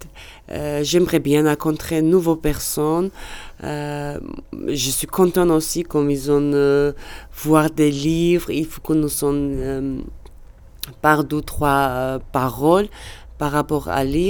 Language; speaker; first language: French; non-native, learner; Georgian